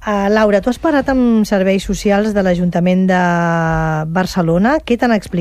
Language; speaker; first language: Catalan; native; Catalan